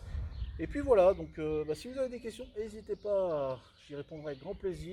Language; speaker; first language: French; native; French